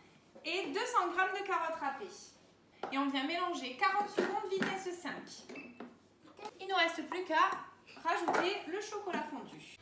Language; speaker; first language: French; native; French